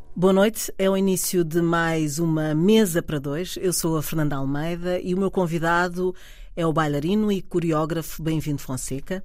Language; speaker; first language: Portuguese; native; Portuguese